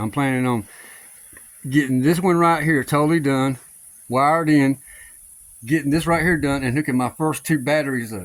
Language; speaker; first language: English; native; English